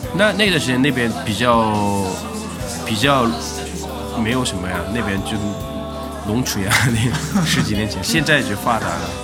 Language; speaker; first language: Chinese; non-native, fluent; Korean